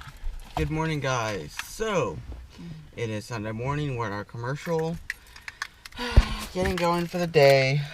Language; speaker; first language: English; native; English